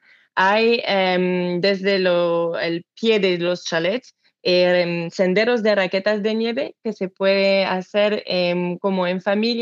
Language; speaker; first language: Spanish; non-native, learner; French